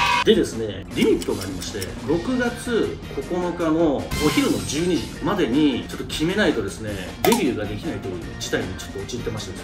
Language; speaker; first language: Japanese; native; Japanese